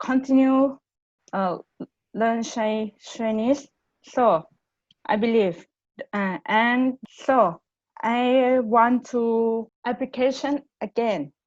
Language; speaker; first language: English; non-native, learner; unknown